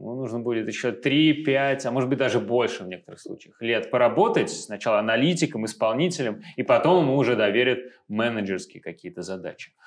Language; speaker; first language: Russian; native; Russian